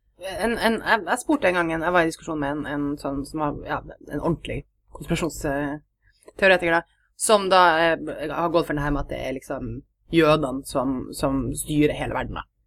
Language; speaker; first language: Norwegian; native; Norwegian